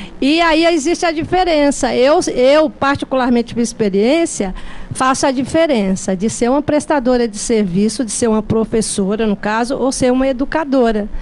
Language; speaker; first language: Portuguese; native; Portuguese